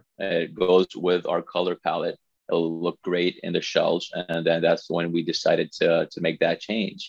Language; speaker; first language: English; non-native, fluent; Spanish